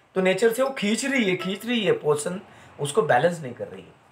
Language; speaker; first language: Hindi; non-native, local second language; Marathi